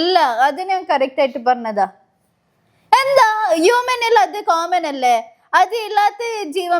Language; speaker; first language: Malayalam; non-native, learner; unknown